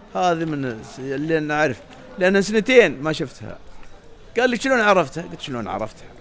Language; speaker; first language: Arabic; native; Arabic